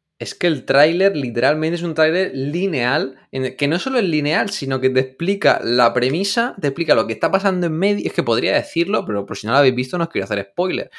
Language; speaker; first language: Spanish; native; Spanish